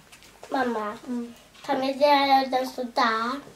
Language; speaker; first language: Swedish; early bilingual, other home language; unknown